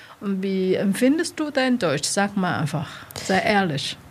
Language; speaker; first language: German; non-native, learner; Chinese